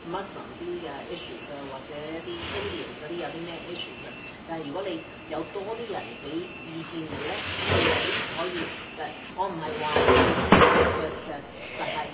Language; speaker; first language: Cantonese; early bilingual, heritage; Cantonese